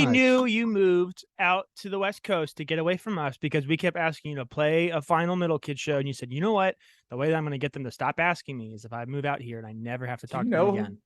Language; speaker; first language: English; native; English